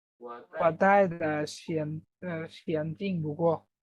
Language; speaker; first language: Chinese; non-native, learner; Bangla